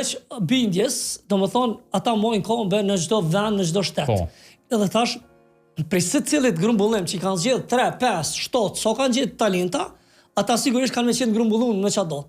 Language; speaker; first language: Albanian; native; Albanian